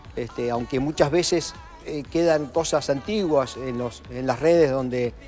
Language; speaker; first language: Spanish; native; Spanish